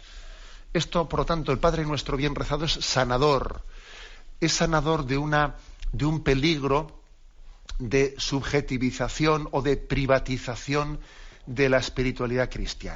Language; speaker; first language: Spanish; native; Spanish